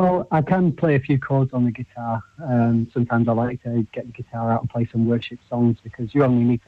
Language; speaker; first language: English; native; English